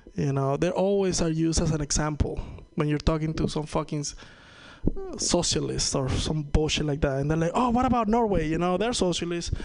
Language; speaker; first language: English; non-native, fluent; Spanish